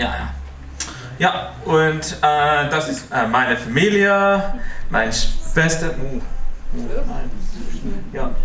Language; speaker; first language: German; non-native, learner; English